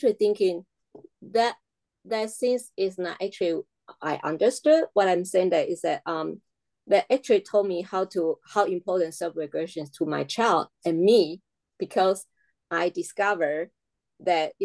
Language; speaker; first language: English; non-native, fluent; Chinese